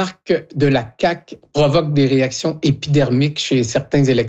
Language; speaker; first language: French; native; French